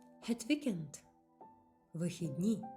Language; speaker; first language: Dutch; non-native, fluent; Ukrainian